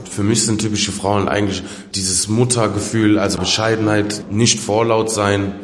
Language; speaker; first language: German; native; German